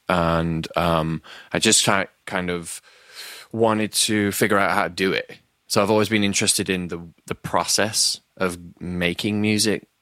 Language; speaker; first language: English; native; English